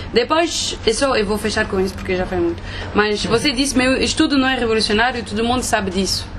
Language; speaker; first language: Portuguese; non-native, fluent; French